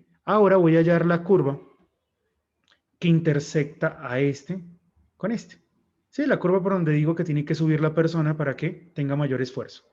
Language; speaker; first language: Spanish; native; Spanish